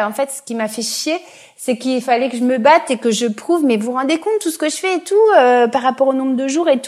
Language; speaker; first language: French; native; French